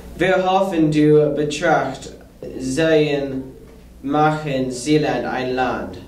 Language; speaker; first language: German; non-native, learner; English